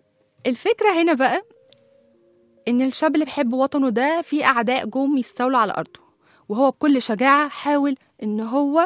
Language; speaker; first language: Arabic; native; Arabic